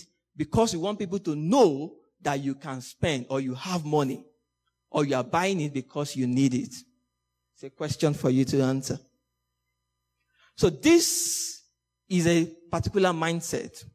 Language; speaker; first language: English; non-native, local second language; Yoruba